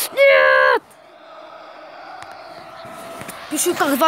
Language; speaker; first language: Russian; non-native, fluent; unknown